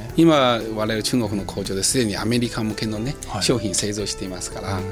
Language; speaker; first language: Japanese; non-native, fluent; Chinese